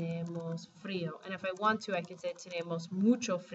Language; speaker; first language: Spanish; non-native, fluent; English